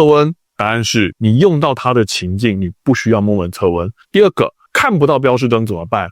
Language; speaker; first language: Chinese; native; Chinese